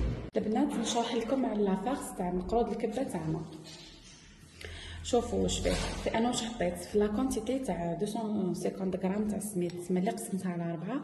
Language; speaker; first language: Arabic; native; Arabic